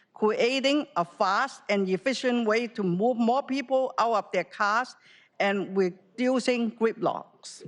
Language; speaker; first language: English; non-native, local second language; Cantonese